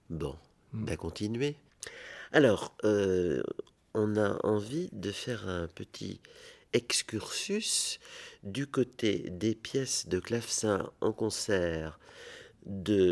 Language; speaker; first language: French; native; French